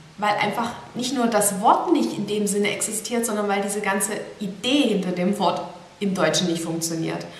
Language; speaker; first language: German; native; German